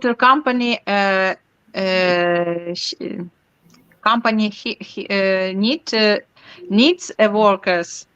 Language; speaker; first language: English; non-native, learner; Ukrainian